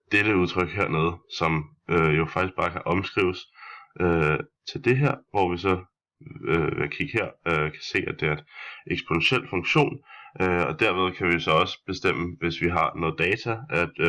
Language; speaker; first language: Danish; native; Danish